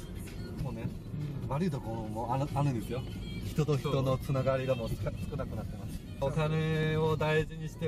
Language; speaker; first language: Japanese; non-native, fluent; Chinese